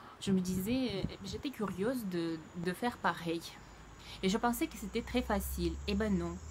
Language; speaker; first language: French; non-native, fluent; Russian